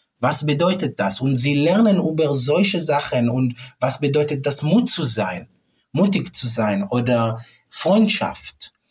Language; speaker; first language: German; non-native, fluent; Hebrew